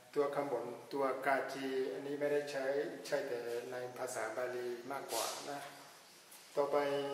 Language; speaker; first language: Thai; non-native, fluent; Burmese